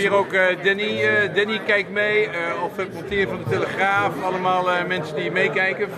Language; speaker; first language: Dutch; native; Dutch